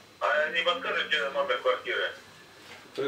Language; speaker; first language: Russian; native; Russian